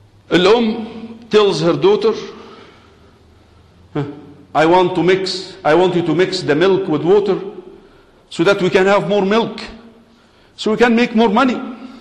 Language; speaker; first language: English; non-native, fluent; Arabic